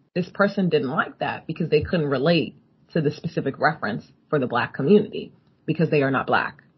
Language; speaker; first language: English; native; English